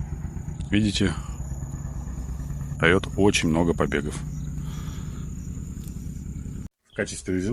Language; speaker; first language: Russian; native; Russian